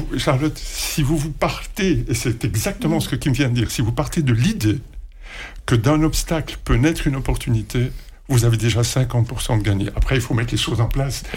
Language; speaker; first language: French; native; French